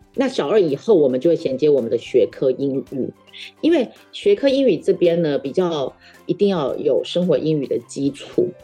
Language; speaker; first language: Chinese; non-native, local second language; Min Nan Chinese